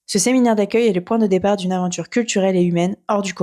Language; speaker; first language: French; native; French